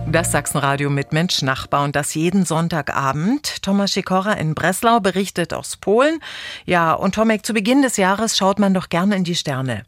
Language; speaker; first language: German; native; German